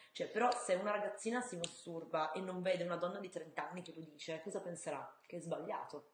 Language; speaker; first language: Italian; native; Italian